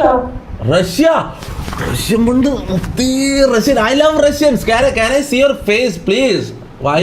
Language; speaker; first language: English; non-native, local second language; Malayalam